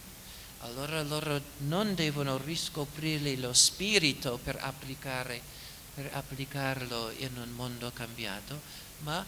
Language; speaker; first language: Italian; non-native, fluent; English